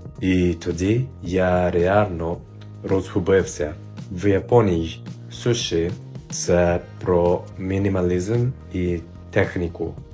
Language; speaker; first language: Ukrainian; non-native, fluent; Japanese